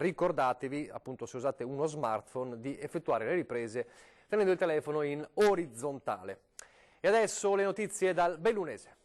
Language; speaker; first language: Italian; native; Italian